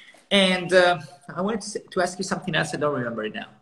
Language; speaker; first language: English; non-native, fluent; Italian